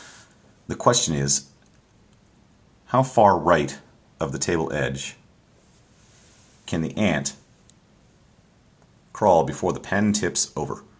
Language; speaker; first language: English; native; English